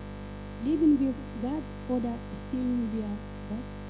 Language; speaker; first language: German; non-native, fluent; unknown